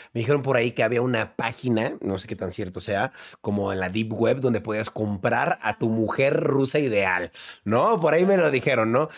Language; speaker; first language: Spanish; native; Spanish